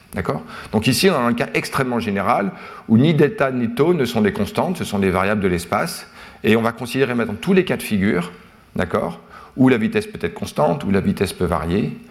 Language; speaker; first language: French; native; French